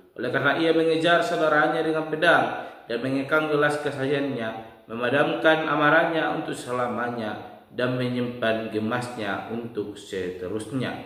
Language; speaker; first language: Indonesian; native; Indonesian